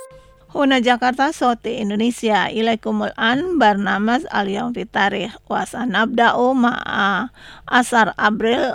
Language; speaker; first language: Arabic; non-native, learner; Indonesian